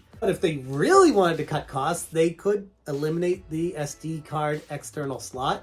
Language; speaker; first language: English; native; English